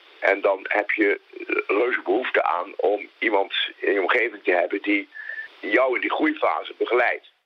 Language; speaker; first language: Dutch; native; Dutch